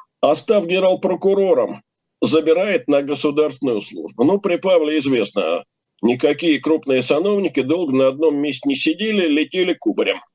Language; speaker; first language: Russian; native; Russian